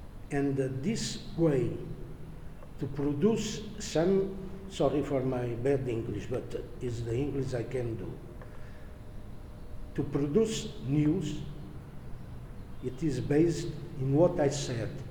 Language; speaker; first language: English; non-native, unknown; Portuguese